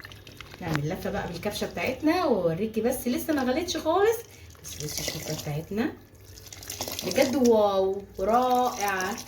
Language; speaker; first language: Arabic; native; Arabic